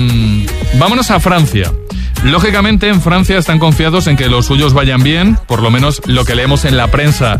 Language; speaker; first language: Spanish; native; Spanish